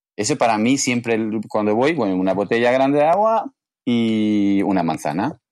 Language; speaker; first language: Spanish; non-native, fluent; English